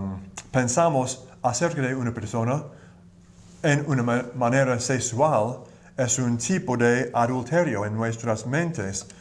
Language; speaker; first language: Spanish; non-native, learner; English